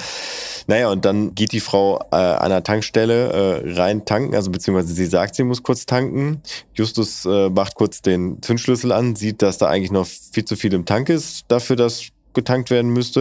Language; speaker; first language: German; native; German